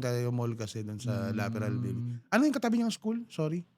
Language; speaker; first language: Filipino; native; Filipino